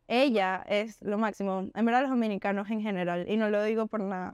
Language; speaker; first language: Spanish; native; Spanish